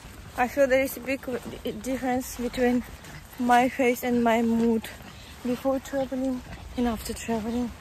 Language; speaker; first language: English; non-native, fluent; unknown